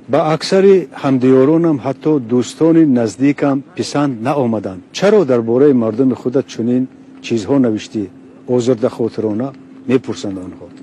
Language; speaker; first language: Tajik; non-native, local second language; Shughni